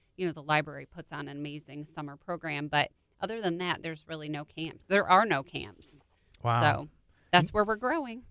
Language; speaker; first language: English; native; English